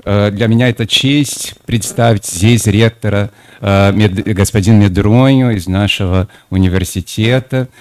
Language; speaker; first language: Russian; non-native, fluent; Portuguese